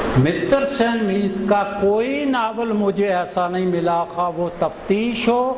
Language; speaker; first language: Hindi; non-native, local second language; Punjabi